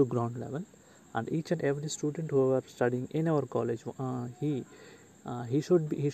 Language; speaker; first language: English; non-native, local second language; Telugu